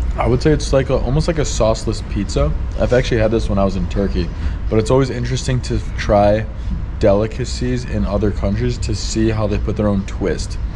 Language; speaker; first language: English; native; English